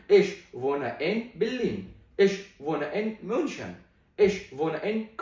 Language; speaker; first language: German; non-native, fluent; Pashto